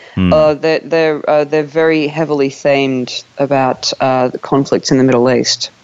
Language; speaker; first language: English; native; English